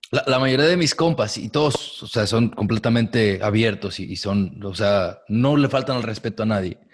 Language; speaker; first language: Spanish; native; Spanish